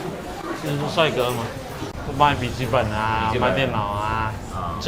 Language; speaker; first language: Chinese; native; Chinese